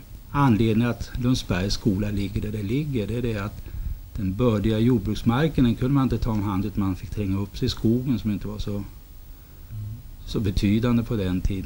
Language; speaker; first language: Swedish; native; Swedish